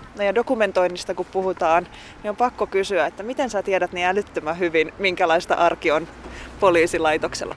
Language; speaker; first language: Finnish; native; Finnish